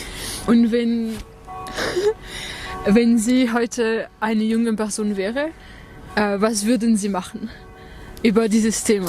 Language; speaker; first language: German; non-native, learner; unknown